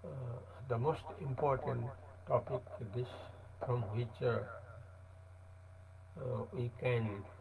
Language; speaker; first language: English; non-native, learner; Nepali